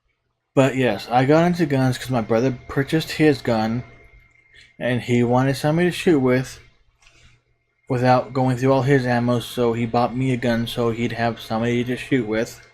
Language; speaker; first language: English; native; English